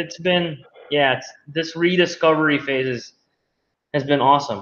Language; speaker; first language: English; non-native, local second language; Filipino